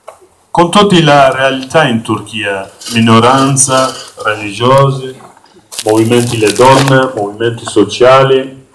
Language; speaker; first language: Italian; non-native, learner; Kurdish